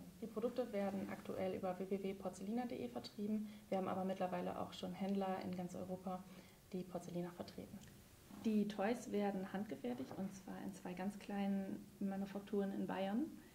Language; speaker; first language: German; native; German